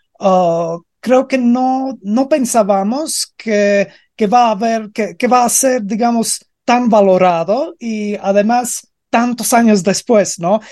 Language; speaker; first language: Spanish; non-native, fluent; Latvian